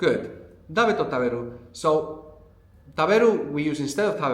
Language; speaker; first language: Japanese; non-native, fluent; English